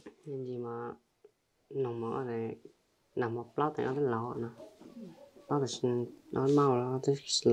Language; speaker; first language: Vietnamese; non-native, local second language; Hmong